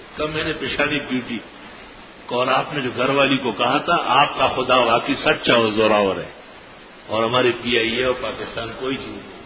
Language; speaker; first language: Urdu; non-native, local second language; Pashto